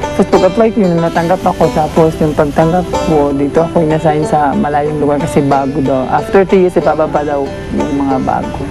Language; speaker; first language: Filipino; non-native, local second language; Cebuano